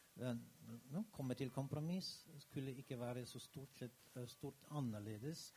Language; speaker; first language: Norwegian; non-native, fluent; German